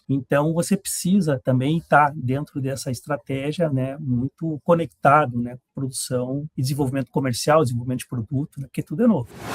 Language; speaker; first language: Portuguese; native; Portuguese